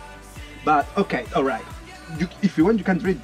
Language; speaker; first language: English; non-native, learner; Spanish